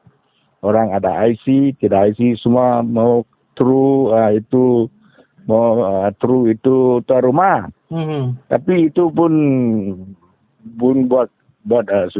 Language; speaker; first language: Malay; non-native, local second language; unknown